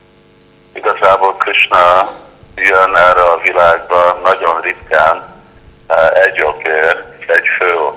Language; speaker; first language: Hungarian; non-native, fluent; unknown